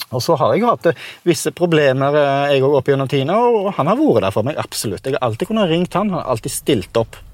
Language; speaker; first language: Norwegian; native; Norwegian